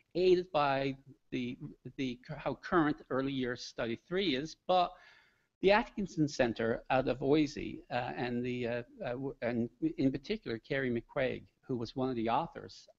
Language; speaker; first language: English; native; English